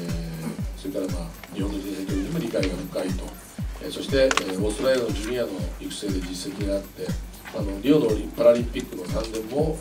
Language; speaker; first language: Japanese; native; Japanese